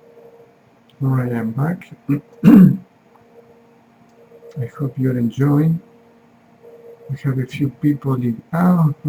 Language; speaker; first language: English; non-native, fluent; Spanish